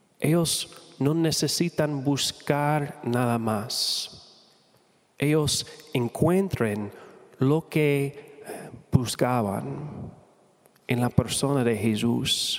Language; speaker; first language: Spanish; non-native, fluent; English